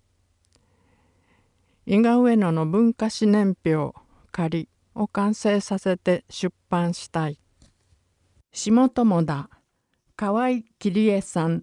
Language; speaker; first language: Japanese; native; Japanese